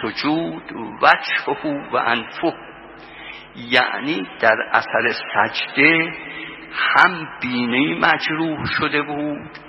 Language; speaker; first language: Persian; native; Persian